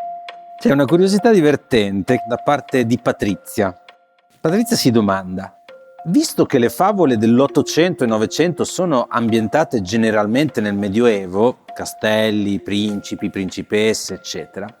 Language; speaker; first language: Italian; native; Italian